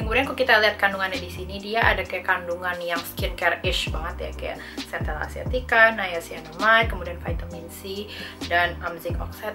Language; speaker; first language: Indonesian; native; Indonesian